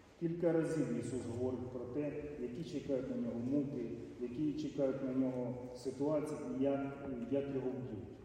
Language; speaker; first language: Polish; non-native, learner; Ukrainian